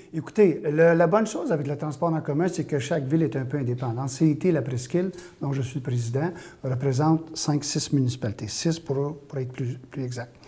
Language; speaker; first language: French; native; French